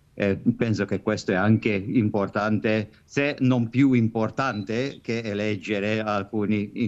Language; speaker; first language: Italian; non-native, fluent; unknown